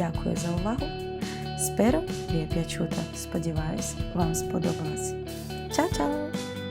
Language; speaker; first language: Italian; non-native, fluent; Ukrainian